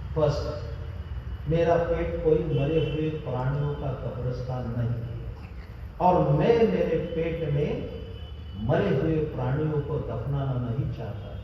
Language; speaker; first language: Hindi; non-native, local second language; Marathi